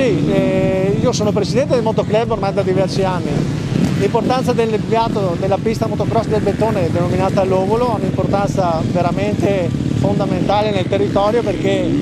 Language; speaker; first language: Italian; native; Italian